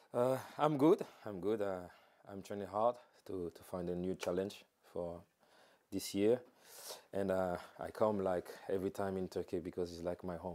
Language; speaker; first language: English; non-native, fluent; French